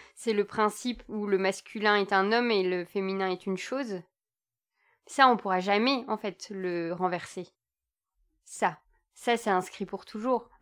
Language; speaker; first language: French; native; French